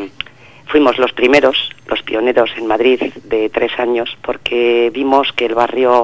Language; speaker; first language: Spanish; native; Spanish